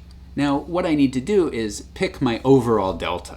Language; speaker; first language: English; native; English